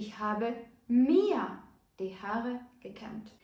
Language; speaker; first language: German; non-native, fluent; Ukrainian